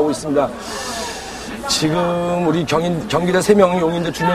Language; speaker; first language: Korean; native; Korean